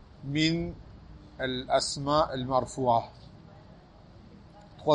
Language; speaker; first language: Arabic; non-native, fluent; French